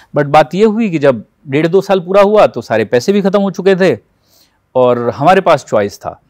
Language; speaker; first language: Hindi; native; Hindi